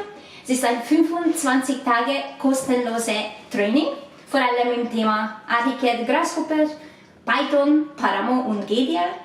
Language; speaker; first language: German; non-native, learner; Hungarian